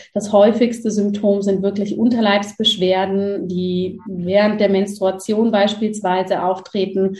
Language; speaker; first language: German; native; German